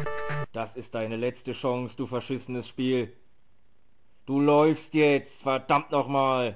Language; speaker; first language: German; native; German